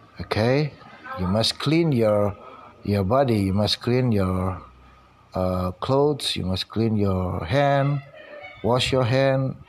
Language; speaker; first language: English; non-native, learner; Indonesian